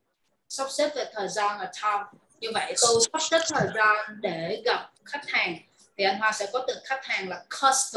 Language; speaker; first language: Vietnamese; native; Vietnamese